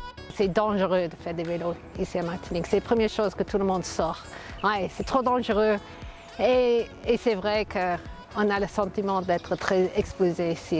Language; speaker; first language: French; non-native, fluent; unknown